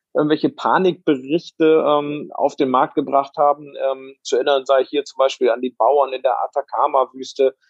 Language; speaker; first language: German; native; German